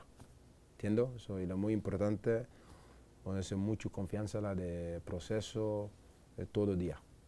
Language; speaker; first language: Spanish; non-native, learner; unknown